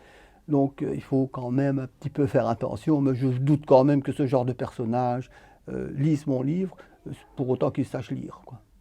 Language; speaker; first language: French; native; French